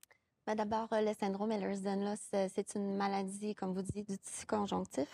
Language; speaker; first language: French; native; French